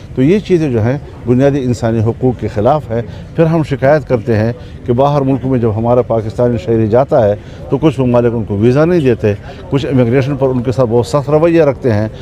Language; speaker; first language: Urdu; non-native, local second language; Pashto